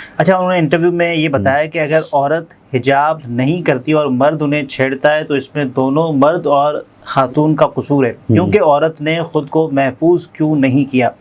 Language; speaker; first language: Urdu; native; Urdu